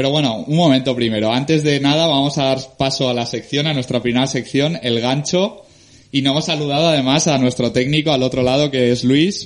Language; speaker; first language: Spanish; native; Spanish